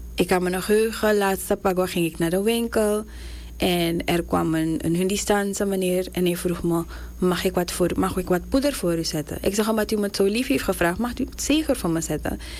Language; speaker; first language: Dutch; native; Dutch